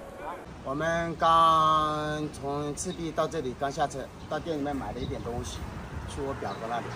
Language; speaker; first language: Chinese; native; Chinese